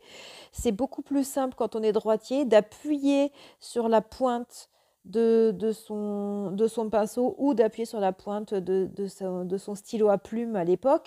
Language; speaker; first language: French; native; French